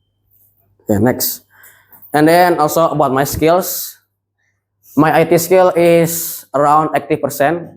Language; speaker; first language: English; non-native, learner; Indonesian